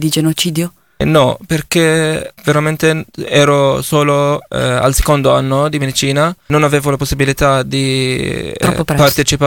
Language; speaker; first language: Italian; non-native, fluent; Arabic